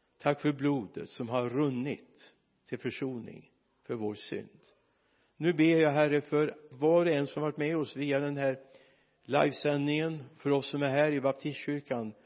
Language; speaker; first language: Swedish; native; Swedish